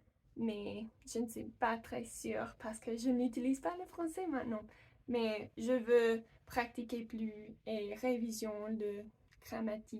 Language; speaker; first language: French; non-native, learner; English